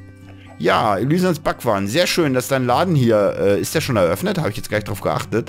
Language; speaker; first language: German; native; German